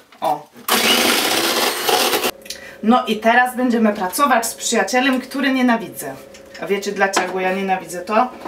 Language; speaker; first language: Polish; non-native, learner; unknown